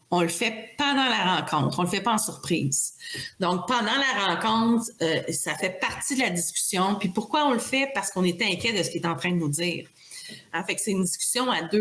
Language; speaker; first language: French; native; French